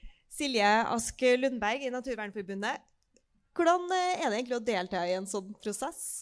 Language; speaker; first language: Norwegian; native; Norwegian